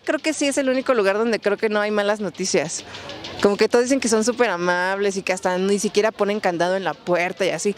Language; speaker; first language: Spanish; native; Spanish